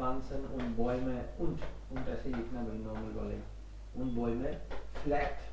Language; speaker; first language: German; non-native, fluent; Hindi